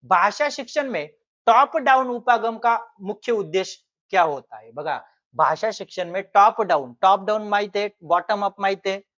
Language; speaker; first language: Hindi; non-native, local second language; Marathi